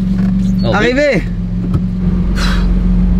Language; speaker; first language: French; native; French